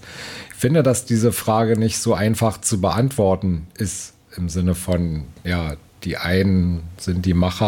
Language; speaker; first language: German; native; German